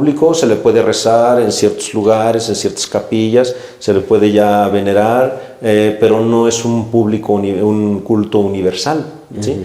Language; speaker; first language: Spanish; native; Spanish